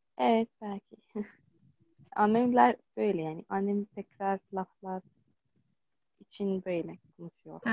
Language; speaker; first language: Turkish; non-native, learner; Arabic